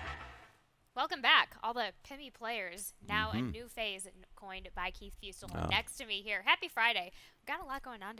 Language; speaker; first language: English; native; English